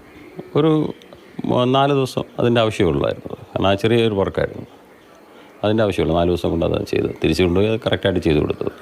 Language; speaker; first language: Malayalam; native; Malayalam